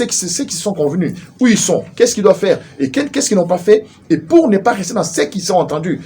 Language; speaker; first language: French; non-native, local second language; Lingala